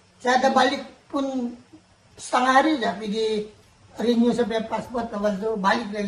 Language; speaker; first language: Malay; non-native, local second language; Filipino